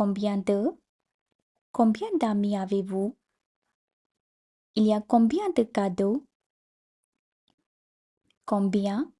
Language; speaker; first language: French; non-native, fluent; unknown